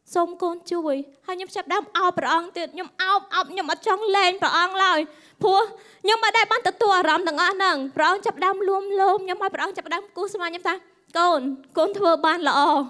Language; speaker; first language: Khmer; native; Khmer